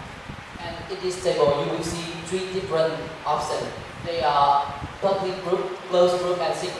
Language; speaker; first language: English; non-native, learner; Vietnamese